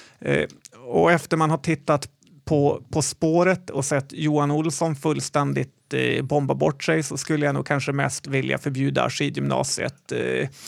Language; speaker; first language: Swedish; native; Swedish